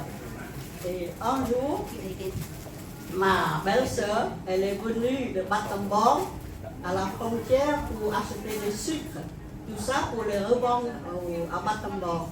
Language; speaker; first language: French; non-native, fluent; Khmer